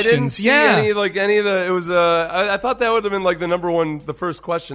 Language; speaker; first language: English; native; English